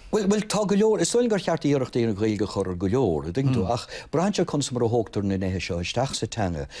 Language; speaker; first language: Irish; non-native, local second language; English